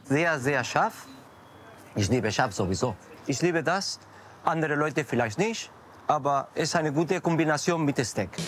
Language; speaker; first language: German; non-native, learner; Spanish